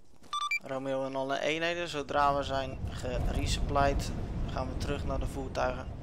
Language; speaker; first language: Dutch; native; Dutch